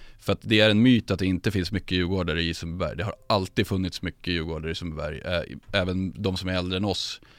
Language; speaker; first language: Swedish; native; Swedish